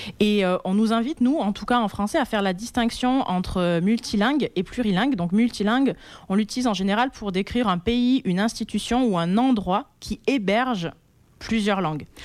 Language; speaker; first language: French; native; French